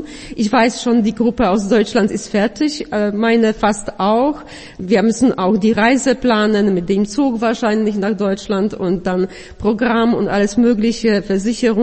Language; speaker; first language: German; non-native, fluent; Polish